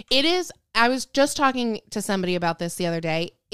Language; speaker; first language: English; native; English